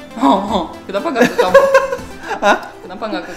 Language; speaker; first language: Indonesian; non-native, learner; Russian